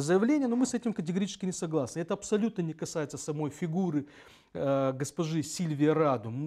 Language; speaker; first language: Russian; native; Russian